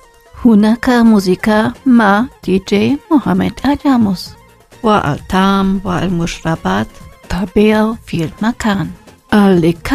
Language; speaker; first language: Arabic; non-native, learner; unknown